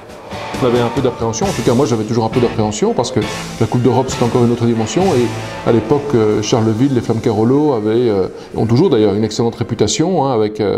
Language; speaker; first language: French; native; French